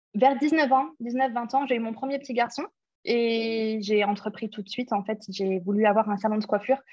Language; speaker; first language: French; early bilingual, other home language; English